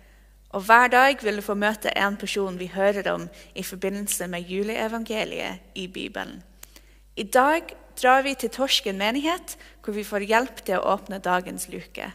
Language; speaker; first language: Norwegian; native; Norwegian